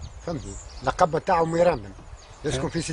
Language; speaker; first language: Arabic; native; Arabic